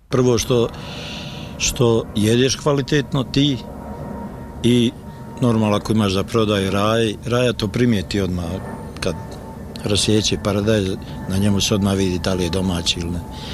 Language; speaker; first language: Serbian; native; Serbian